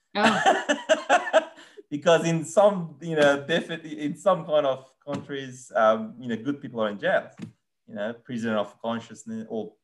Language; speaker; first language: English; non-native, fluent; Persian